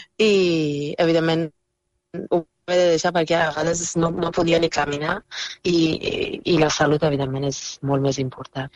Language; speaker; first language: Catalan; non-native, fluent; Persian